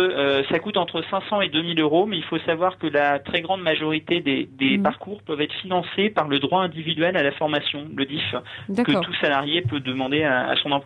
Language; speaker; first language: French; native; French